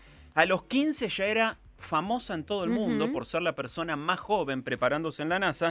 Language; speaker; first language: Spanish; native; Spanish